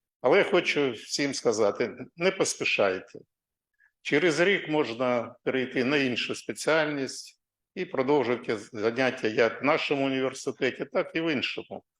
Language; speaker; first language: Ukrainian; non-native, local second language; Russian